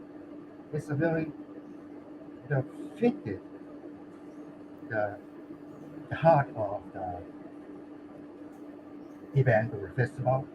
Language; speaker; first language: English; non-native, learner; Japanese